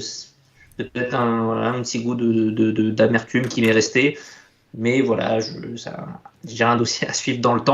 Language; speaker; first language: French; native; French